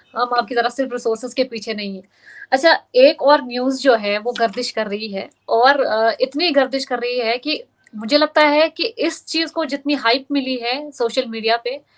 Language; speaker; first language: Hindi; non-native, local second language; Kashmiri